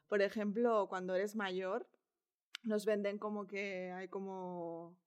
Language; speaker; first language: Spanish; native; Spanish